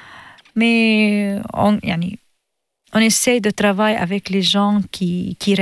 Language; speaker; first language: French; non-native, learner; Arabic